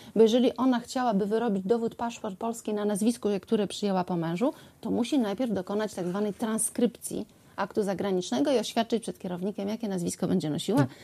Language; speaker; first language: Polish; native; Polish